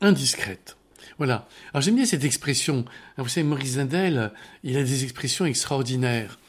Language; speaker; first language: French; native; French